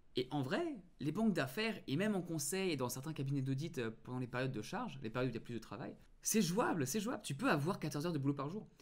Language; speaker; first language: French; native; French